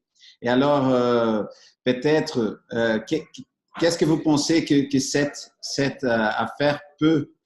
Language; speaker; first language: French; non-native, fluent; Portuguese